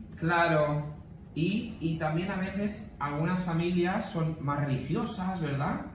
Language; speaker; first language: Spanish; native; Spanish